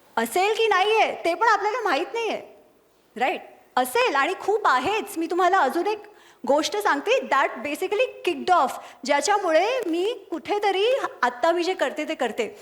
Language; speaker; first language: Marathi; non-native, local second language; Gujarati